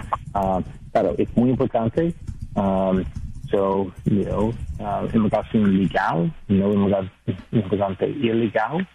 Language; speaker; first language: Spanish; non-native, learner; English